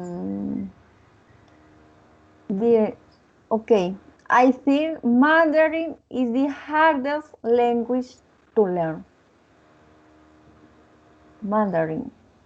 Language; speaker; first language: English; non-native, learner; Spanish